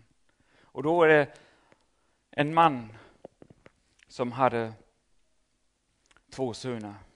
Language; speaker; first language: Swedish; non-native, fluent; German